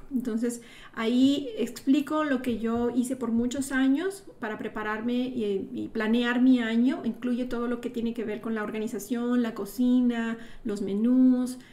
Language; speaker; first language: Spanish; native; Spanish